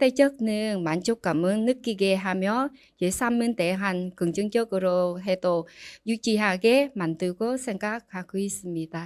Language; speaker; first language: Korean; non-native, learner; Vietnamese